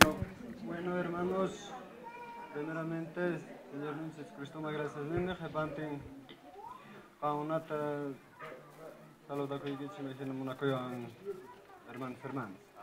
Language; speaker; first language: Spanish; non-native, local second language; Quechua